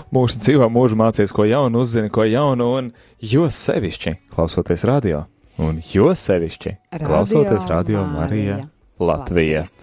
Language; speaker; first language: Latvian; native; Latvian